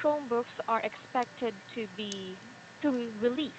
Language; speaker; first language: English; non-native, fluent; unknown